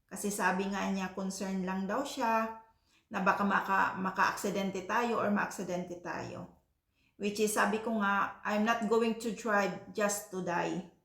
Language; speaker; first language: Filipino; non-native, local second language; Cebuano